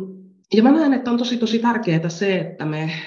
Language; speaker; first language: Finnish; native; Finnish